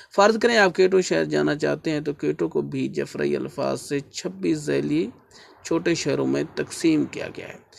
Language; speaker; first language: Urdu; native; Urdu